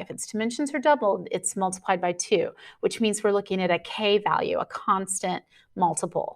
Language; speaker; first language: English; native; English